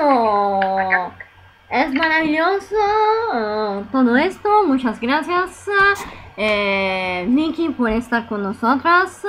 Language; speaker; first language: Spanish; non-native, learner; Italian